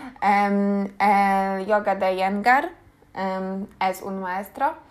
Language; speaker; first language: Spanish; non-native, learner; Polish